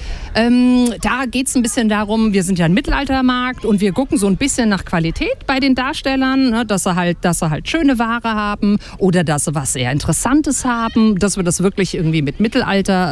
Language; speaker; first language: German; native; German